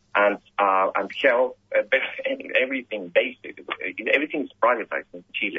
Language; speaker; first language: English; non-native, fluent; Spanish